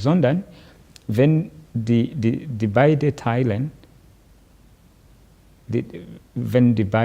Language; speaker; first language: German; non-native, learner; Kinyarwanda